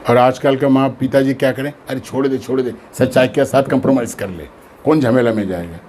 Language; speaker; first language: Hindi; non-native, local second language; Bangla